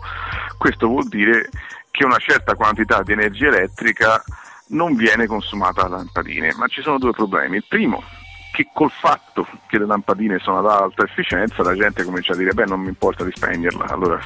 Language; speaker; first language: Italian; native; Italian